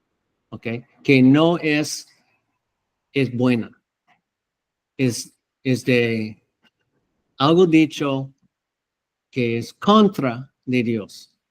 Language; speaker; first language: Spanish; non-native, fluent; English